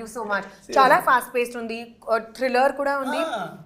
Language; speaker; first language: Telugu; non-native, learner; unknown